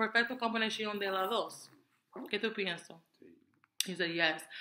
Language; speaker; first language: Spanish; non-native, learner; English